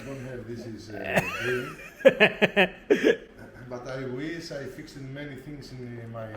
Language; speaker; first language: English; non-native, learner; Greek